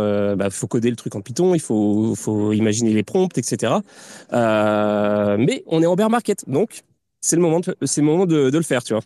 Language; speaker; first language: French; native; French